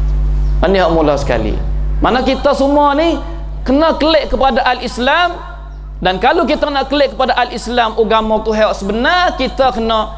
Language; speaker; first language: Malay; native; Malay